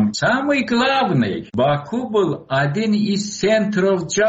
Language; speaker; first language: Russian; non-native, local second language; Azerbaijani